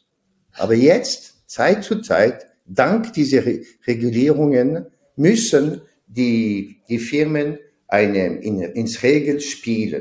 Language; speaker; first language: German; non-native, fluent; French